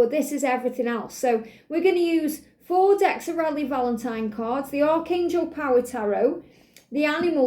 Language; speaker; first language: English; native; English